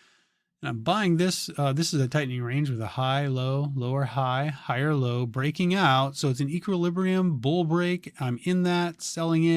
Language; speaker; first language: English; native; English